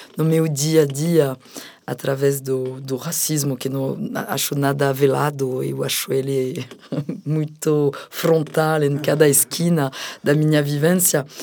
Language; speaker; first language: Portuguese; non-native, fluent; French